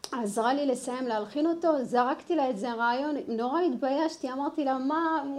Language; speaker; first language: Hebrew; early bilingual, other home language; Amharic